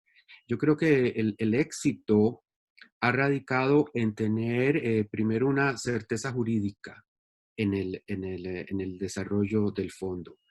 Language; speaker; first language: Spanish; native; Spanish